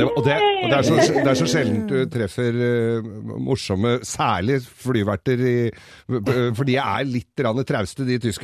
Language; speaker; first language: Norwegian; native; Norwegian